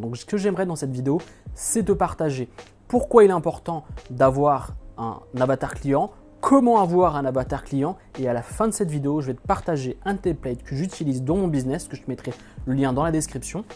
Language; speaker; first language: French; native; French